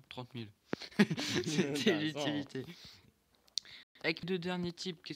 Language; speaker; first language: French; native; French